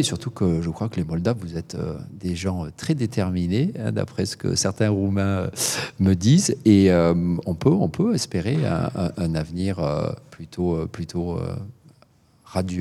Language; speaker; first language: French; native; French